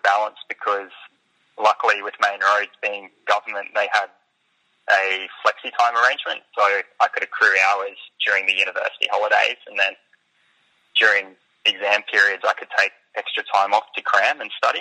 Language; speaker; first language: English; native; English